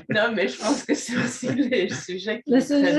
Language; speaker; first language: French; non-native, fluent; Polish